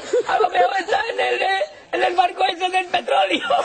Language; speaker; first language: Spanish; native; Spanish